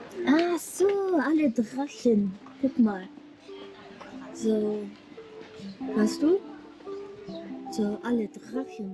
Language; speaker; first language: German; non-native, learner; Japanese